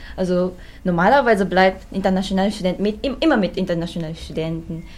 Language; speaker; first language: German; non-native, learner; Japanese